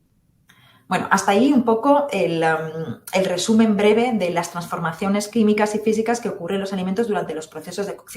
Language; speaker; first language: Spanish; native; Spanish